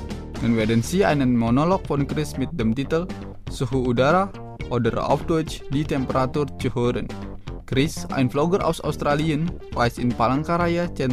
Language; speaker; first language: German; non-native, fluent; Indonesian